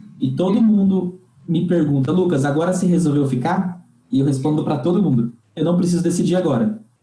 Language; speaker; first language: Portuguese; native; Portuguese